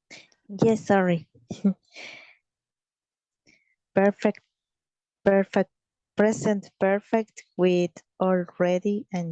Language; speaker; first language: English; non-native, learner; Spanish